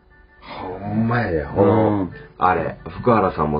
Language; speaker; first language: Japanese; native; Japanese